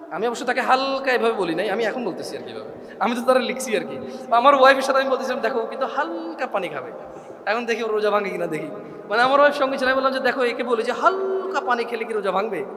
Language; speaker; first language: Bangla; early bilingual, heritage; Bangla